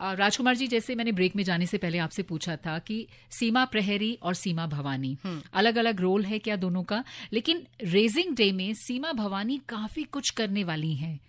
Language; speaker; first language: Hindi; native; Hindi